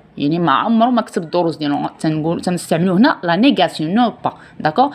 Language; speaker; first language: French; non-native, local second language; Arabic